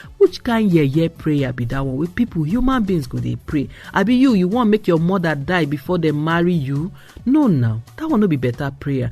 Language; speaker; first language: Nigerian Pidgin; non-native, local second language; Igbo